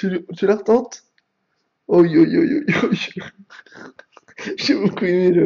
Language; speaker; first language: French; native; French